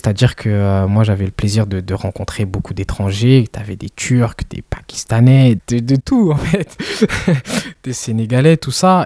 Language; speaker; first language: French; early bilingual, other home language; Kinyarwanda